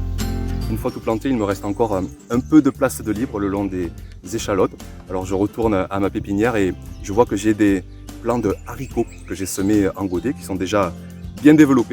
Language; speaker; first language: French; native; French